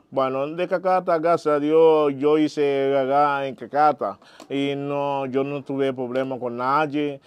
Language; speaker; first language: Spanish; non-native, learner; Haitian Creole